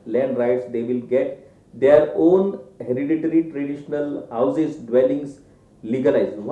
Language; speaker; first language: English; non-native, local second language; Marathi